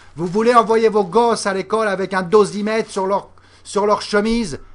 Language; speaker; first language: French; native; French